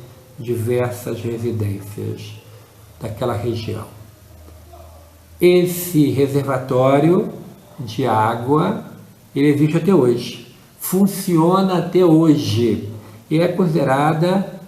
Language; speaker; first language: Portuguese; native; Portuguese